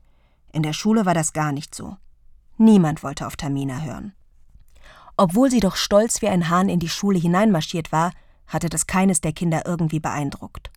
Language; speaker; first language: German; native; German